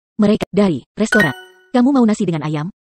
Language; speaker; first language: Indonesian; non-native, learner; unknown